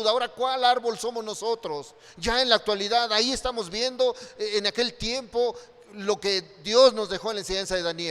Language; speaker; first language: Spanish; native; Spanish